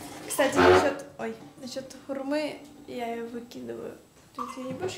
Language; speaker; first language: Russian; early bilingual, heritage; Russian